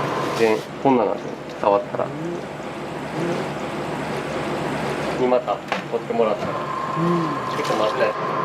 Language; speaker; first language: Japanese; native; Japanese